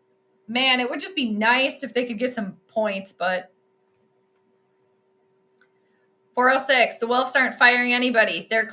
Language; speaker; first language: English; native; English